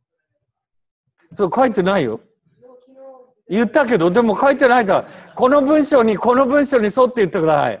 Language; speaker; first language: Japanese; native; Japanese